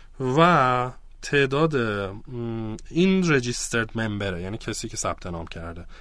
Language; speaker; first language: Persian; native; Persian